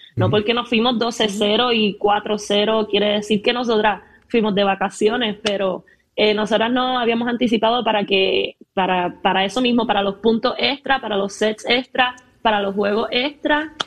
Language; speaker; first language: Spanish; native; Spanish